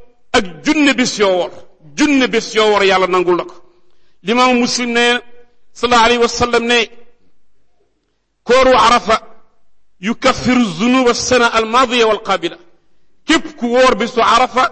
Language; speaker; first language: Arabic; non-native, fluent; Wolof